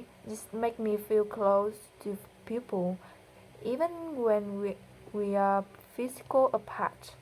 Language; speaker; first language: English; non-native, learner; Vietnamese